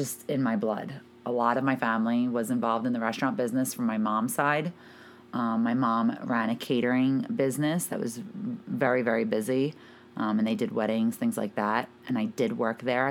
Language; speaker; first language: English; native; English